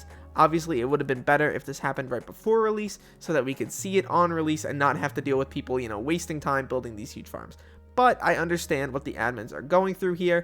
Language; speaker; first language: English; native; English